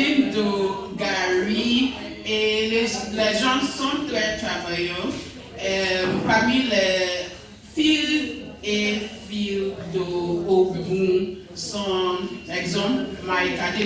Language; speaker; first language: French; non-native, learner; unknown